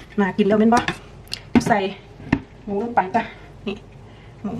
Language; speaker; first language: Thai; native; Thai